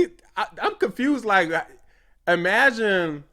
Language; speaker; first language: English; native; English